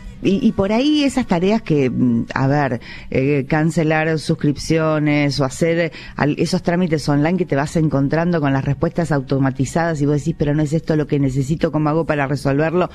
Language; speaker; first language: Spanish; native; Spanish